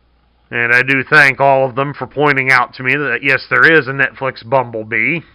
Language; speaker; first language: English; native; English